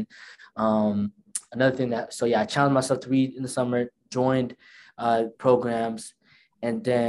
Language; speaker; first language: English; early bilingual, other home language; Somali